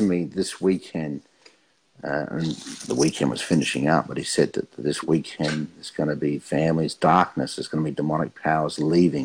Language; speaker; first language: English; native; English